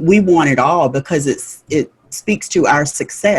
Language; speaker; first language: English; native; English